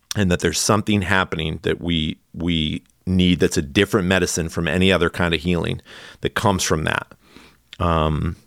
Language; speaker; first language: English; native; English